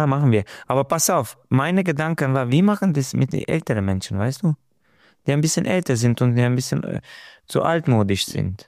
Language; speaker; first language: German; non-native, fluent; Romanian